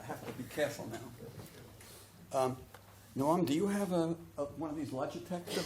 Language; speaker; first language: English; native; English